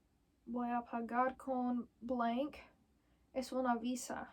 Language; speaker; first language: Spanish; non-native, learner; English